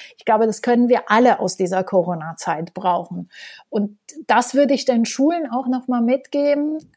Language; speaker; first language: German; non-native, fluent; Romanian